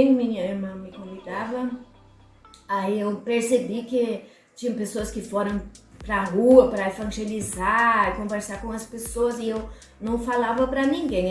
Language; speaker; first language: Portuguese; non-native, fluent; German